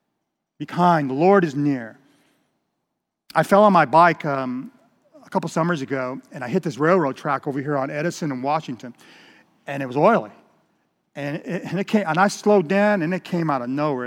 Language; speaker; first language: English; native; English